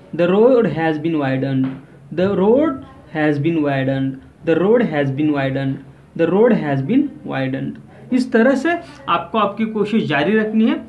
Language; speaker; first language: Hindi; non-native, local second language; Marathi